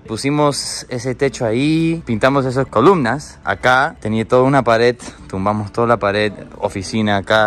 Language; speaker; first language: Spanish; non-native, fluent; English